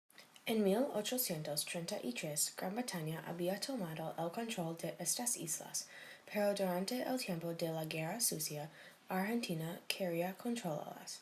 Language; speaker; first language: Spanish; non-native, learner; English